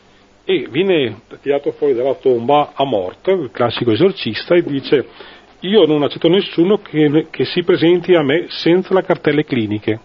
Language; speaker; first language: Italian; native; Italian